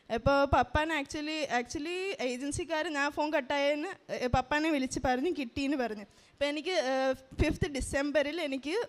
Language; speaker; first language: Malayalam; early bilingual, heritage; Malayalam